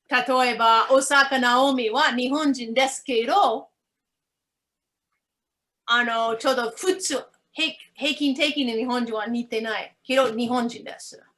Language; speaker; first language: Japanese; non-native, learner; English